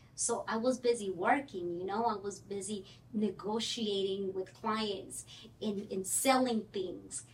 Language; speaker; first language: English; early bilingual, other home language; Spanish